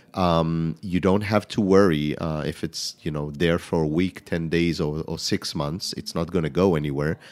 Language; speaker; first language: English; non-native, fluent; Hebrew